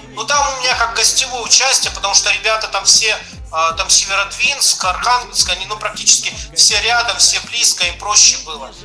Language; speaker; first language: Russian; native; Russian